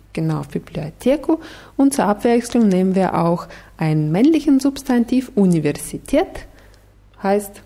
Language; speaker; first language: German; non-native, fluent; Russian